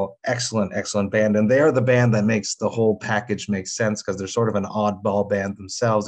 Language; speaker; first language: English; native; English